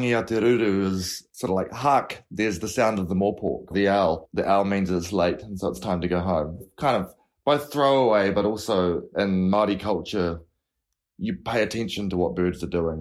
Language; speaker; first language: English; native; English